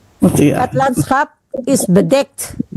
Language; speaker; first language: Dutch; non-native, fluent; Indonesian